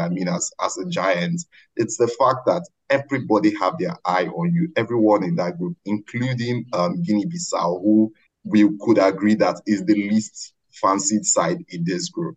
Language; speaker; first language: English; non-native, local second language; Igbo